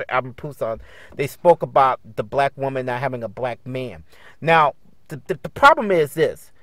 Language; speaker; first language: English; native; English